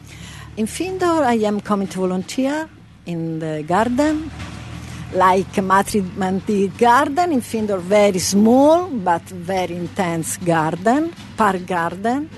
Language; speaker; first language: English; non-native, learner; Italian